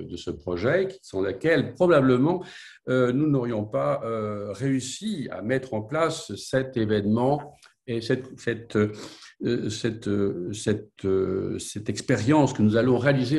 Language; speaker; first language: French; native; French